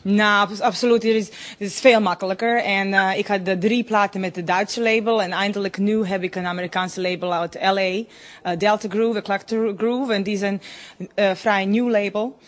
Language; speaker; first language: Dutch; non-native, fluent; Serbian